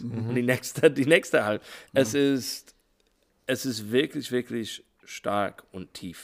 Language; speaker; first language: German; non-native, learner; English